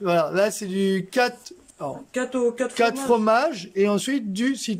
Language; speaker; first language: French; native; French